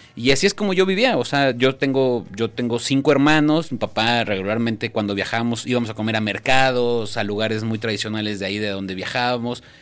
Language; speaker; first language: Spanish; native; Spanish